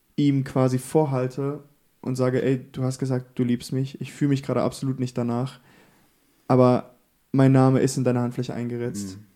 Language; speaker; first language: German; native; German